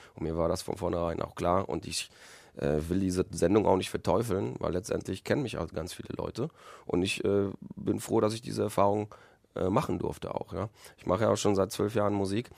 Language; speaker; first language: German; early bilingual, other home language; Polish